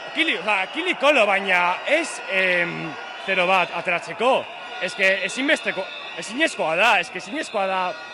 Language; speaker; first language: Basque; non-native, local second language; Spanish